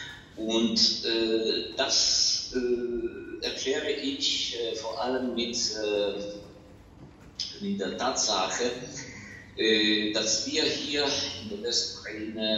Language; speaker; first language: German; non-native, fluent; Ukrainian